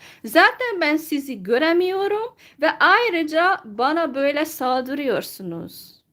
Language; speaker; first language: Turkish; non-native, fluent; Hungarian